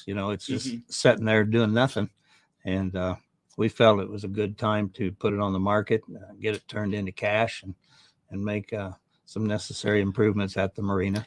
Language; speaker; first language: English; native; English